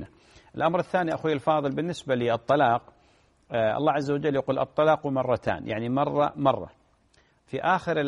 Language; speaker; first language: Arabic; native; Arabic